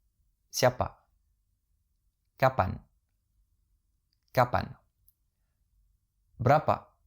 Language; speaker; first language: Indonesian; non-native, fluent; French